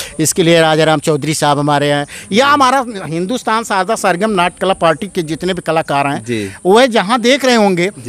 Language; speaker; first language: Hindi; native; Hindi